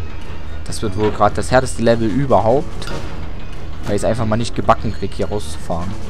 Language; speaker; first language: German; native; German